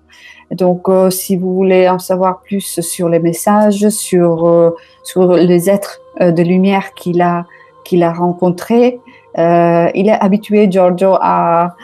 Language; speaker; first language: French; non-native, fluent; Italian